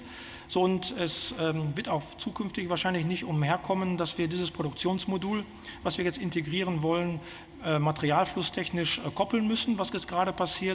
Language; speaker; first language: German; native; German